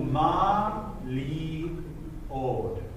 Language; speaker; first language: Hebrew; non-native, fluent; English